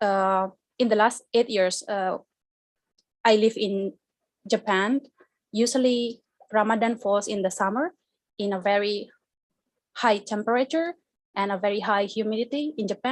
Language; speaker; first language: English; non-native, fluent; Indonesian